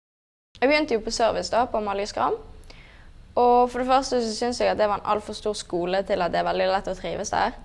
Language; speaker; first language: Norwegian; native; Norwegian